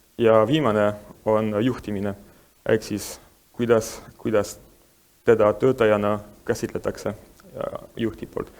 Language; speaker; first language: Estonian; non-native, fluent; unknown